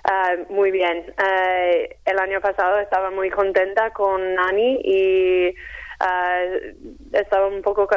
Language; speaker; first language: Spanish; non-native, fluent; English